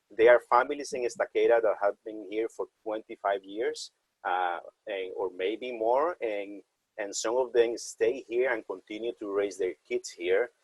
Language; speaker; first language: English; non-native, fluent; Spanish